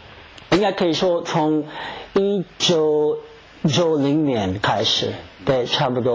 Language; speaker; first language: Chinese; non-native, fluent; English